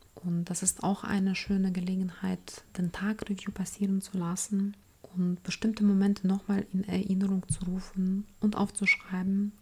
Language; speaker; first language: German; non-native, fluent; Ukrainian